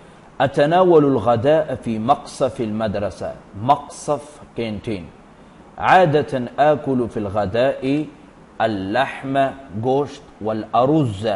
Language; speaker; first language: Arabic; non-native, fluent; Urdu